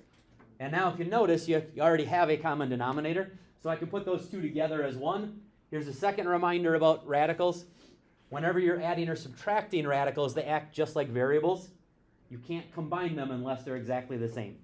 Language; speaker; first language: English; native; English